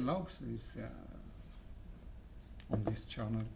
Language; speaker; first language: English; non-native, learner; French